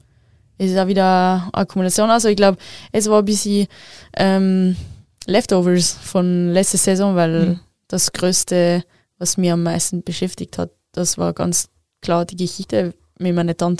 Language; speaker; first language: German; non-native, local second language; French